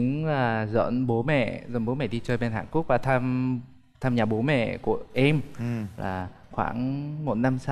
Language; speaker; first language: Vietnamese; non-native, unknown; Korean